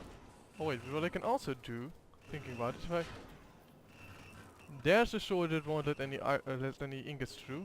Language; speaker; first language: English; non-native, fluent; Dutch